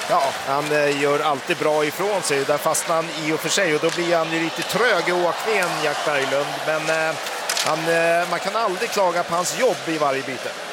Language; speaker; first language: Swedish; native; Swedish